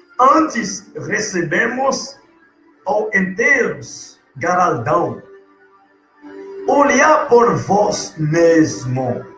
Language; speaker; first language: Portuguese; non-native, learner; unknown